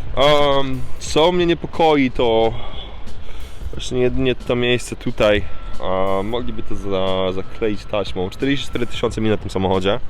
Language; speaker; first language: Polish; early bilingual, heritage; Polish